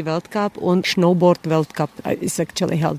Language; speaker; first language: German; non-native, learner; Czech